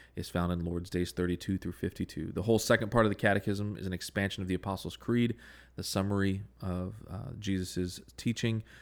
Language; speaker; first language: English; native; English